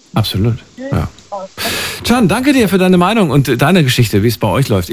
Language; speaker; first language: German; native; German